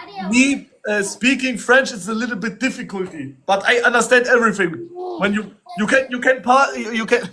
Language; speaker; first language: English; non-native, learner; German